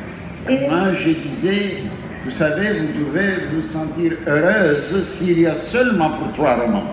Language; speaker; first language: French; non-native, fluent; Greek